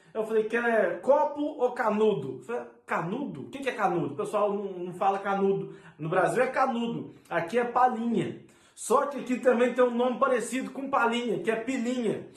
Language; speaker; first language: Portuguese; native; Portuguese